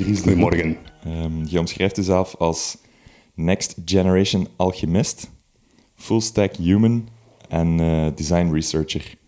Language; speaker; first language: Dutch; native; Dutch